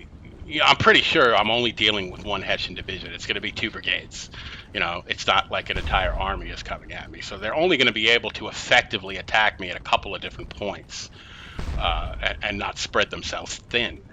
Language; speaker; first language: English; native; English